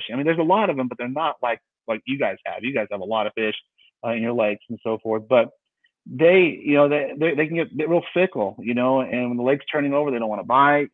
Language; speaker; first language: English; native; English